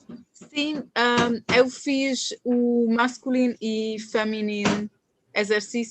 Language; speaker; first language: Portuguese; non-native, learner; English